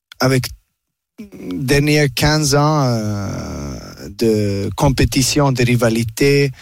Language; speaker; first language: French; non-native, learner; Serbian